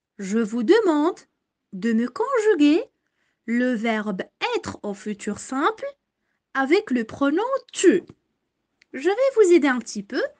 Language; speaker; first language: French; non-native, local second language; Arabic